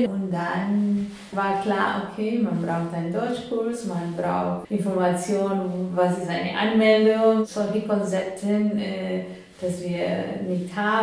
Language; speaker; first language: German; non-native, fluent; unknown